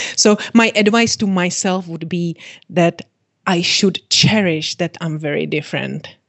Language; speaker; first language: English; non-native, fluent; Czech